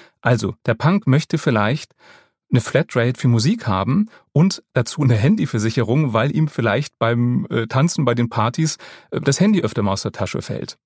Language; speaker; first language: German; native; German